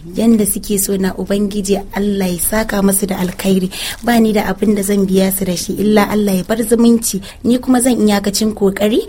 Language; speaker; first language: Hausa; non-native, local second language; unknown